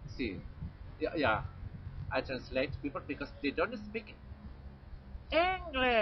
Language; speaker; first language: English; non-native, learner; Spanish